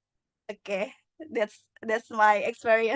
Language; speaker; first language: English; non-native, learner; Indonesian